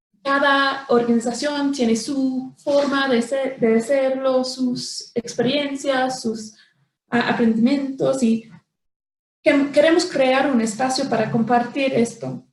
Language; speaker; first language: Spanish; non-native, fluent; English